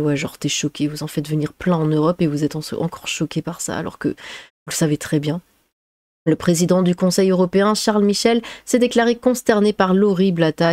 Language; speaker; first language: French; native; French